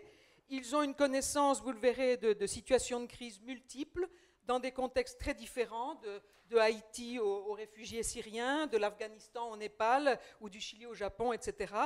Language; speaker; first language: French; native; French